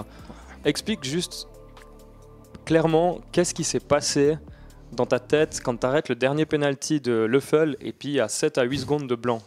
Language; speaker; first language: French; native; French